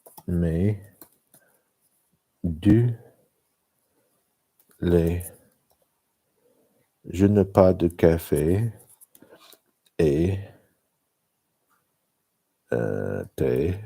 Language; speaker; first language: French; non-native, learner; English